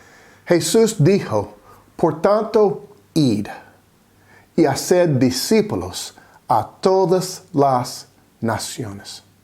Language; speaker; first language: Spanish; non-native, fluent; English